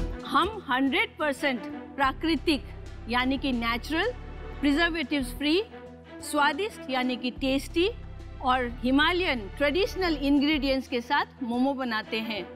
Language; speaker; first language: Hindi; non-native, local second language; Nepali